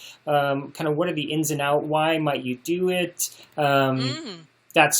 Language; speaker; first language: English; native; English